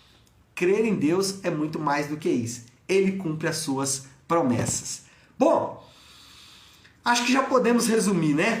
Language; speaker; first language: Portuguese; native; Portuguese